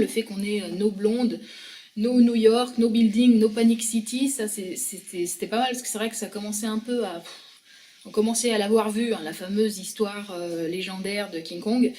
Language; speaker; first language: French; native; French